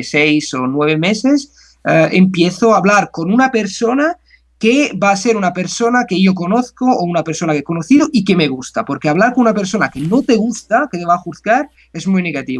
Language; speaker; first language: Spanish; non-native, fluent; Italian